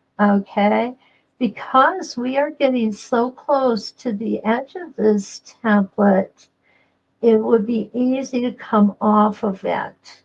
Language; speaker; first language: English; native; English